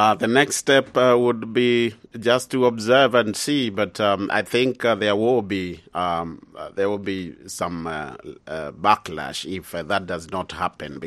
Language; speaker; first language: English; non-native, local second language; Swahili